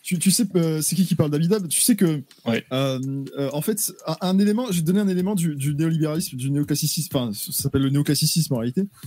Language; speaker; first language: French; native; French